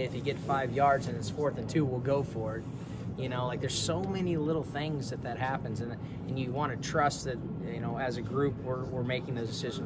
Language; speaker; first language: English; native; English